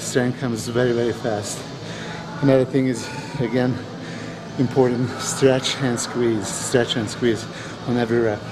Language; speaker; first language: English; non-native, fluent; Serbian